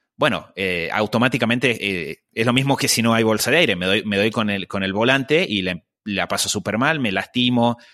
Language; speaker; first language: Spanish; native; Spanish